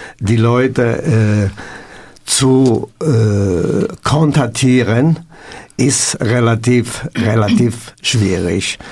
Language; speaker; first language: German; non-native, learner; Italian